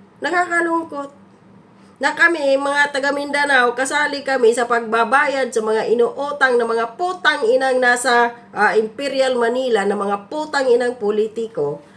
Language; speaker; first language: Filipino; non-native, local second language; Cebuano